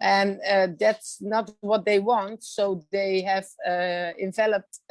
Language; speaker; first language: English; non-native, learner; Dutch